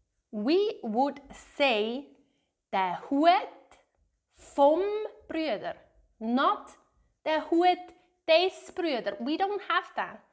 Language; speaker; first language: English; non-native, fluent; Swiss German